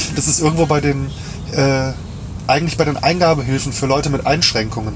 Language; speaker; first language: German; native; German